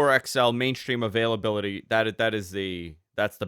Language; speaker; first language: English; native; English